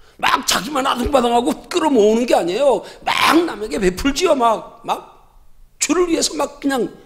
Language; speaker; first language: Korean; native; Korean